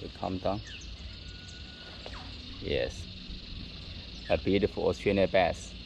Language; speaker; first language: English; non-native, learner; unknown